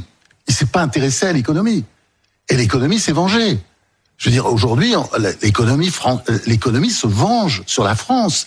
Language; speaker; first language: French; native; French